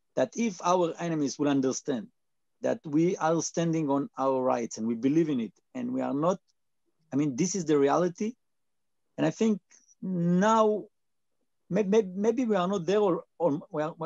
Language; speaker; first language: English; non-native, learner; Hebrew